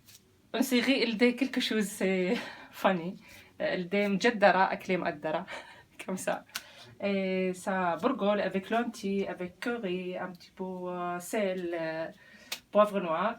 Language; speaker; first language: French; non-native, learner; Arabic